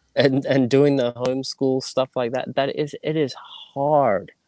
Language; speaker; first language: English; native; English